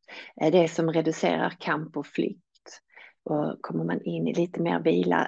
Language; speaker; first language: Swedish; native; Swedish